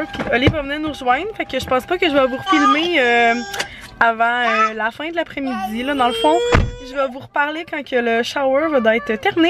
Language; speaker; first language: French; native; French